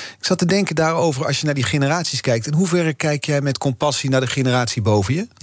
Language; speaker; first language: Dutch; native; Dutch